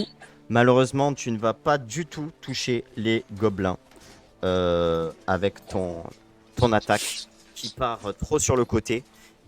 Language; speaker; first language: French; native; French